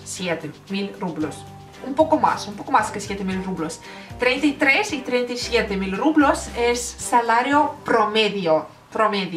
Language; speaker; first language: Spanish; non-native, learner; Russian